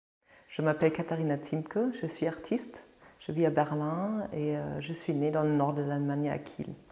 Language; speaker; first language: French; non-native, fluent; German